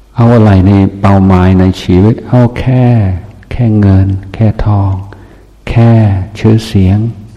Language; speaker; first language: Thai; non-native, fluent; English